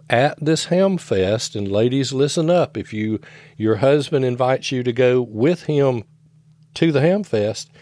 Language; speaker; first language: English; native; English